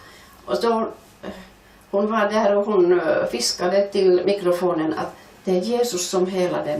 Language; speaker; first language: Swedish; non-native, fluent; Finnish